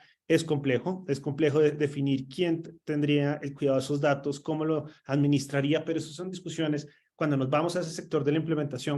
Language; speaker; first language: Spanish; native; Spanish